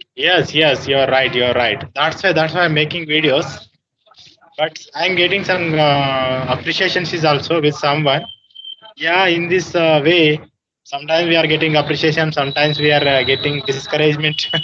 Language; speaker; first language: English; non-native, learner; Telugu